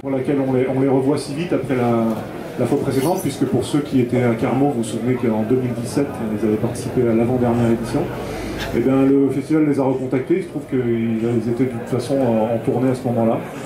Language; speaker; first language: French; native; French